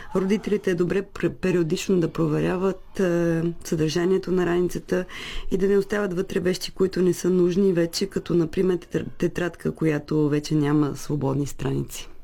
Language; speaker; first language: Bulgarian; native; Bulgarian